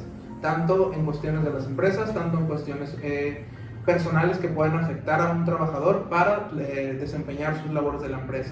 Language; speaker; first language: Spanish; native; Spanish